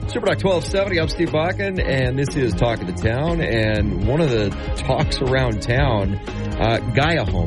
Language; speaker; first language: English; native; English